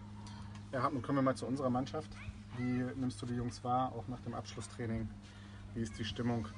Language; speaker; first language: German; native; German